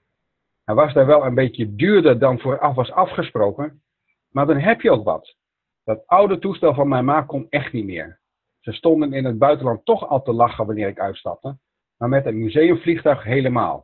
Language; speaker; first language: Dutch; native; Dutch